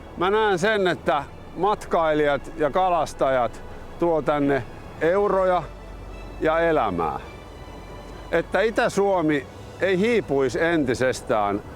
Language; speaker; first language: Finnish; native; Finnish